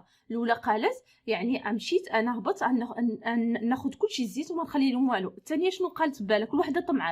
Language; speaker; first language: Arabic; native; Arabic